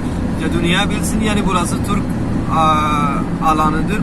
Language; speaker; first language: Turkish; non-native, learner; Urdu